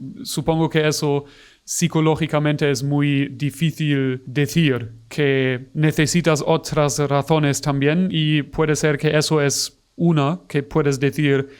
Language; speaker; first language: Spanish; non-native, fluent; German